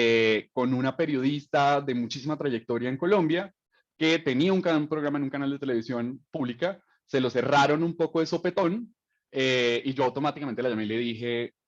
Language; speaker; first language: Spanish; native; Spanish